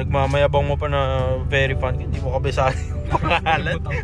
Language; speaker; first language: Filipino; native; Filipino